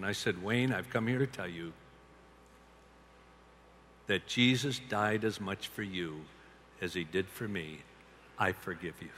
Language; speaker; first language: English; native; English